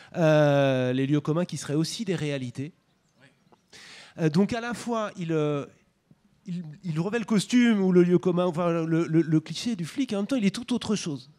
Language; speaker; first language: French; native; French